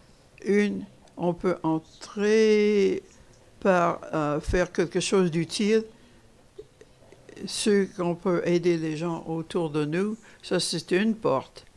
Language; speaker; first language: French; non-native, fluent; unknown